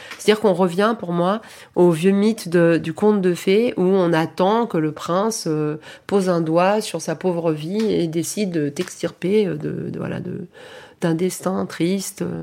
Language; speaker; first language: French; early bilingual, heritage; French